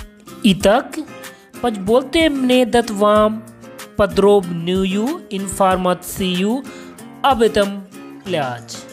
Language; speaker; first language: Russian; non-native, learner; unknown